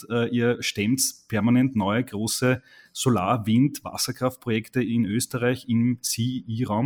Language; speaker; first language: German; native; German